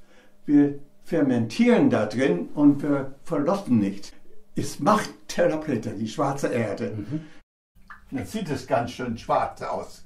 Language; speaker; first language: German; non-native, fluent; English